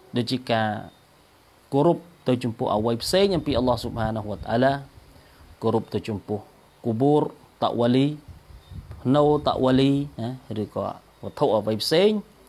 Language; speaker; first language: Khmer; non-native, local second language; Eastern Cham